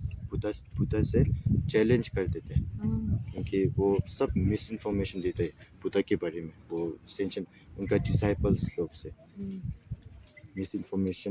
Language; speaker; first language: Hindi; non-native, fluent; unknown